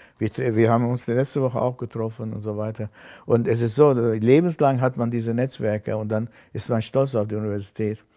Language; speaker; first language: German; non-native, fluent; Armenian